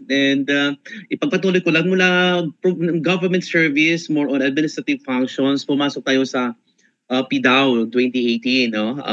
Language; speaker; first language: Filipino; non-native, local second language; Hiligaynon